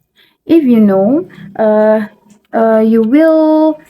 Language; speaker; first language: English; non-native, learner; Indonesian